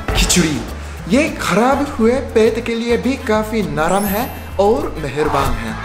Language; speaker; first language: Hindi; non-native, fluent; Japanese